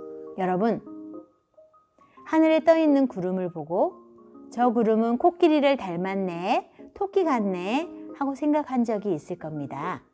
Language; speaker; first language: Korean; native; Korean